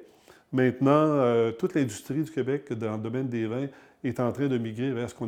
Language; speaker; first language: French; native; French